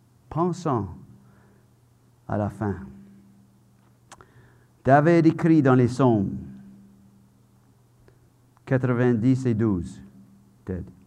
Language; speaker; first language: French; native; French